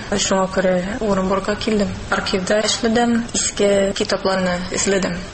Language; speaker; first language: Tatar; non-native, fluent; English